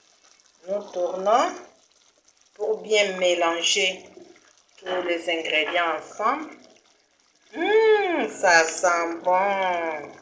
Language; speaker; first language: French; non-native, local second language; Lingala